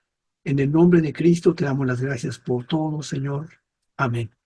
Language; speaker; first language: Spanish; native; Spanish